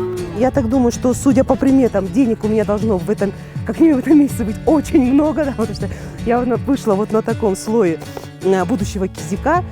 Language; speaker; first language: Russian; native; Russian